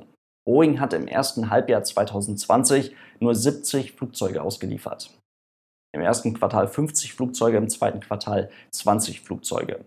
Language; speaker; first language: German; native; German